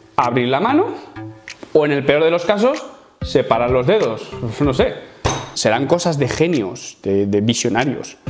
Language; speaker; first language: Spanish; native; Spanish